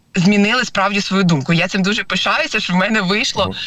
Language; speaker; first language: Ukrainian; non-native, local second language; Russian